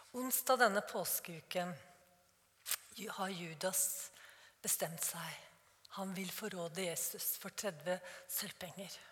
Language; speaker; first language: Norwegian; native; Norwegian